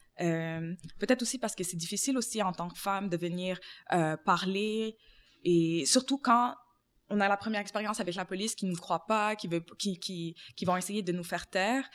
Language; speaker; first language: French; native; French